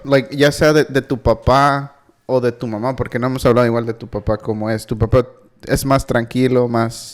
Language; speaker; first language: Spanish; early bilingual, heritage; Spanish